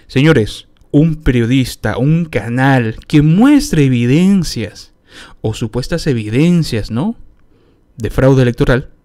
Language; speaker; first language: Spanish; native; Spanish